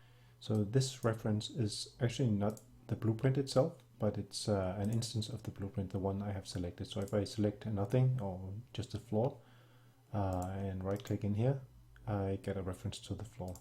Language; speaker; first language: English; non-native, fluent; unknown